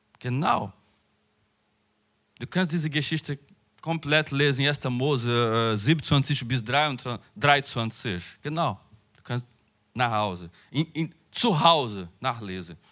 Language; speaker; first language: German; non-native, learner; Portuguese